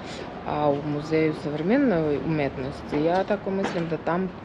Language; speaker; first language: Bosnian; non-native, fluent; Russian